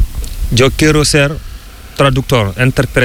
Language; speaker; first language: Spanish; non-native, learner; Fula